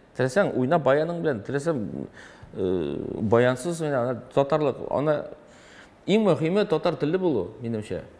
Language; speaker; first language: Tatar; non-native, local second language; Russian